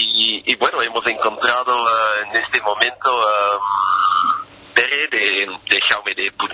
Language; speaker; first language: Spanish; non-native, fluent; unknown